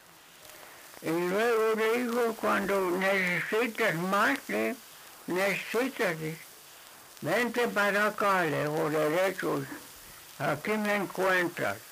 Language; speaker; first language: Spanish; non-native, local second language; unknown